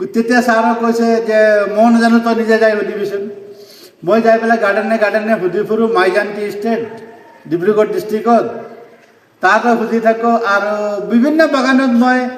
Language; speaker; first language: Assamese; non-native, local second language; Nepali